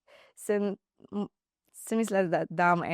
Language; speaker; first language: Slovenian; non-native, learner; Divehi